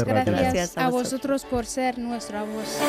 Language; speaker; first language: Spanish; non-native, fluent; Persian